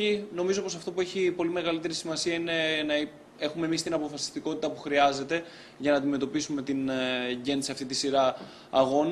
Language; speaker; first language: Greek; native; Greek